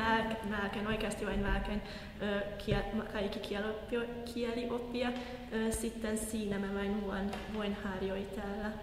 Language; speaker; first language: Finnish; non-native, fluent; Hungarian